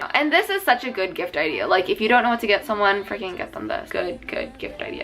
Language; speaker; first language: English; native; English